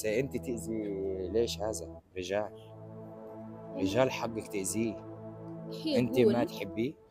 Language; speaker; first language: Arabic; non-native, learner; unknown